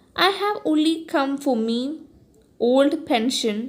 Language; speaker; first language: English; non-native, local second language; Malayalam